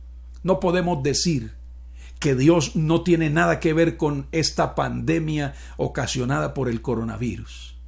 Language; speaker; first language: Spanish; native; Spanish